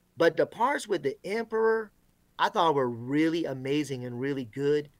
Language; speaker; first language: English; native; English